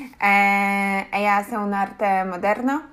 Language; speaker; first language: Spanish; non-native, learner; Polish